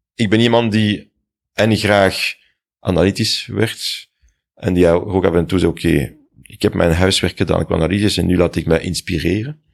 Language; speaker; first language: Dutch; non-native, fluent; French